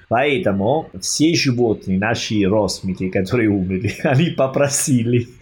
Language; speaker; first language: Russian; non-native, learner; Italian